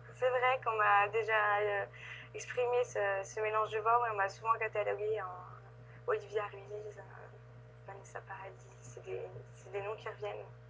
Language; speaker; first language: French; native; French